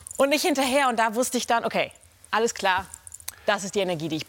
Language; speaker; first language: German; native; German